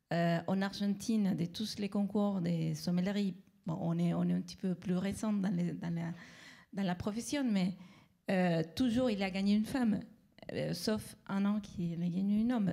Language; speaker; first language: French; non-native, fluent; Spanish